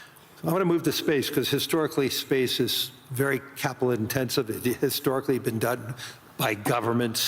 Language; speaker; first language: English; native; English